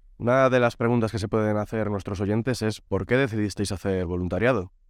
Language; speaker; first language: Spanish; native; Spanish